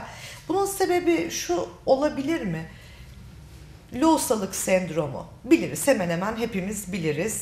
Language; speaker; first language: Turkish; native; Turkish